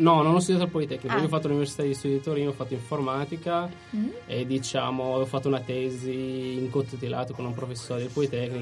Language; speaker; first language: Italian; non-native, fluent; Arabic